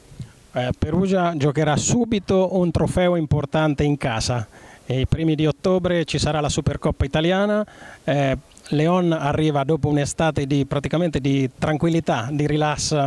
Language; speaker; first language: Italian; native; Italian